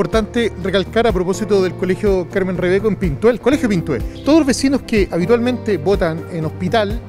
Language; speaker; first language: Spanish; native; Spanish